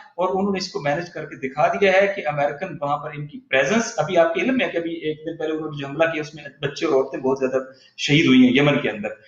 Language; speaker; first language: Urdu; non-native, local second language; Punjabi